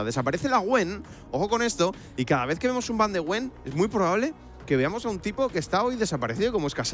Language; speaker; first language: Spanish; native; Spanish